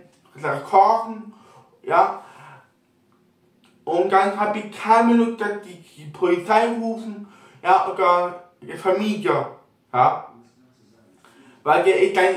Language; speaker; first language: German; non-native, local second language; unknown